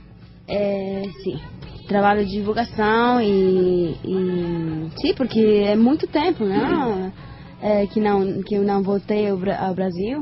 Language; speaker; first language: Portuguese; non-native, learner; Spanish